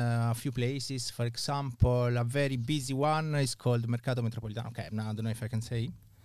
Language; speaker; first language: English; non-native, fluent; Italian